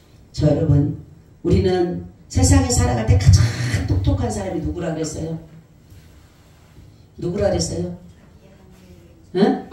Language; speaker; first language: Korean; native; Korean